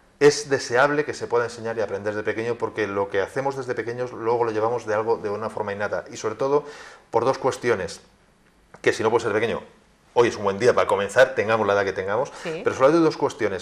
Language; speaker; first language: Spanish; native; Spanish